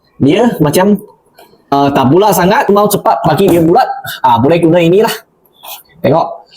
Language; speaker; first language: Malay; non-native, local second language; Chinese